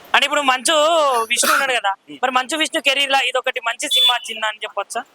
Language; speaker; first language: Telugu; native; Telugu